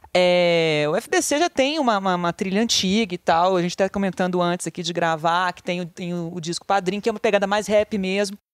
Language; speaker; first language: Portuguese; native; Portuguese